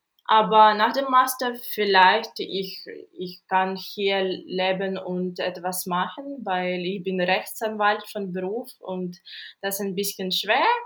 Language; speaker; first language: German; non-native, learner; Ukrainian